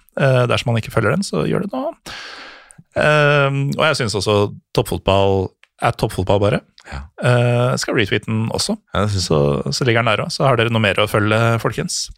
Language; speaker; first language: Norwegian; native; Norwegian